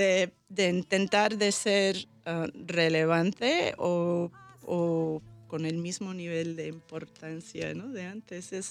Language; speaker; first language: Spanish; early bilingual, heritage; Spanish